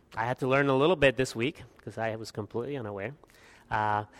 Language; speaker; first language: English; early bilingual, other home language; Spanish